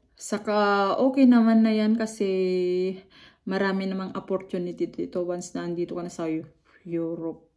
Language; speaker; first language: Filipino; non-native, local second language; Iloko